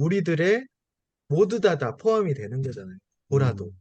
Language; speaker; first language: Korean; native; Korean